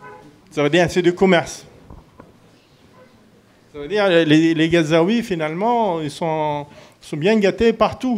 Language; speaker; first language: French; non-native, fluent; Arabic